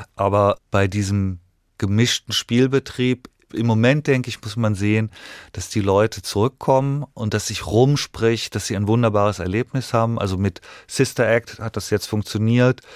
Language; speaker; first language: German; native; German